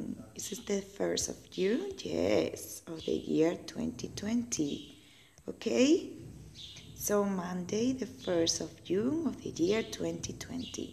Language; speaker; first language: English; non-native, learner; Spanish